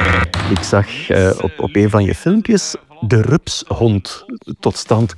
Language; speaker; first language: Dutch; native; Dutch